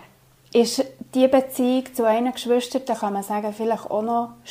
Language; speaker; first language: German; native; German